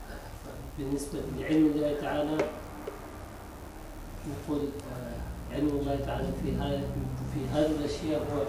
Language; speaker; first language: Arabic; non-native, fluent; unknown